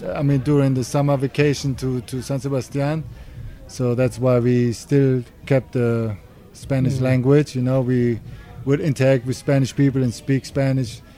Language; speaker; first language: English; non-native, fluent; German